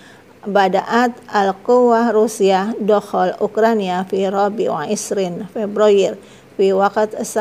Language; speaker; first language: Arabic; non-native, fluent; Indonesian